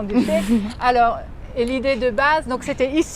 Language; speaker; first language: French; native; French